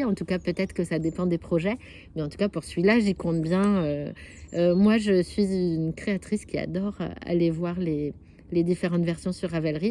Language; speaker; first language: French; native; French